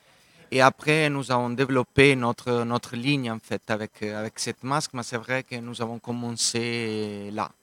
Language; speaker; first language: French; non-native, local second language; Italian